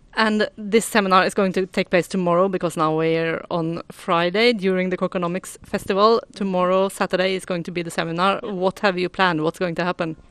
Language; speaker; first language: English; non-native, fluent; Norwegian